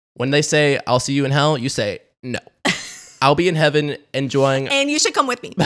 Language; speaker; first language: English; native; English